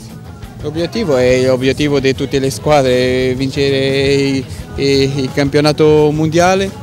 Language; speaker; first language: Italian; non-native, learner; Portuguese